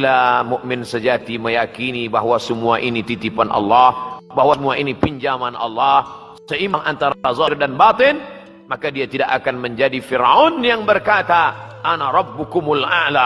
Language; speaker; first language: Malay; native; Malay